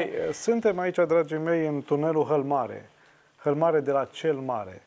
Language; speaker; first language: Romanian; native; Romanian